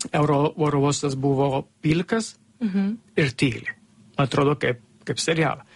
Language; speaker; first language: Lithuanian; non-native, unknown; Italian